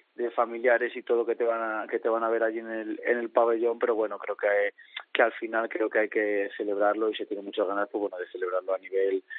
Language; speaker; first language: Spanish; native; Spanish